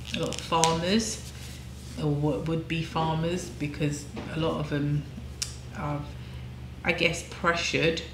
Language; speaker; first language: English; native; English